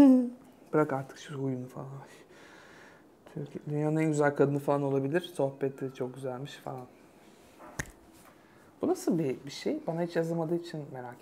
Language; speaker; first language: Turkish; native; Turkish